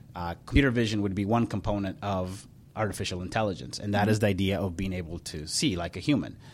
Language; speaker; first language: English; early bilingual, other home language; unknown